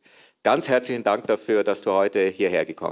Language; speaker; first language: German; native; German